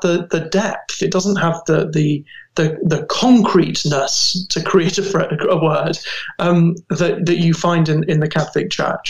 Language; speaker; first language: English; native; English